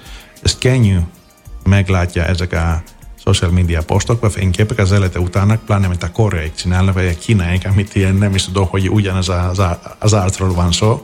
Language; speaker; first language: Hungarian; non-native, fluent; Greek